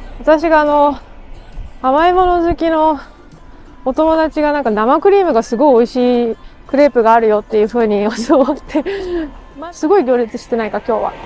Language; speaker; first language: Japanese; native; Japanese